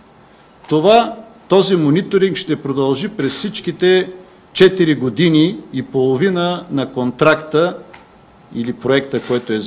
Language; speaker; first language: Bulgarian; native; Bulgarian